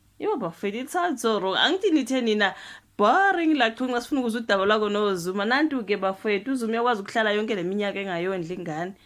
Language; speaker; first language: Zulu; non-native, local second language; Xhosa